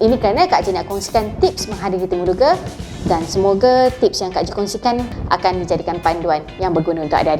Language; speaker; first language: Malay; native; Malay